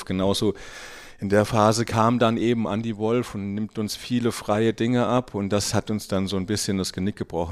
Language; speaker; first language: German; native; German